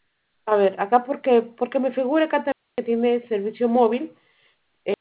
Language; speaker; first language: Spanish; native; Spanish